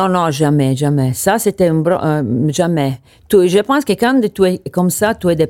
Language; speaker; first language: French; non-native, learner; Italian